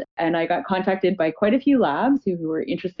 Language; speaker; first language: English; native; English